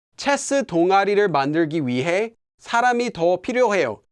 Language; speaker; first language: Korean; non-native, fluent; English